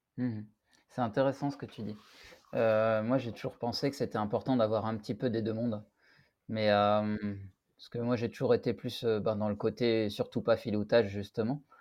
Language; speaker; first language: French; native; French